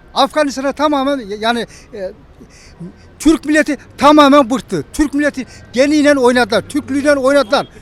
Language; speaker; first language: Turkish; native; Turkish